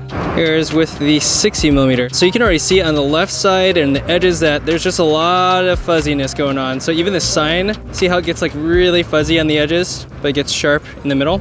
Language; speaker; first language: English; native; English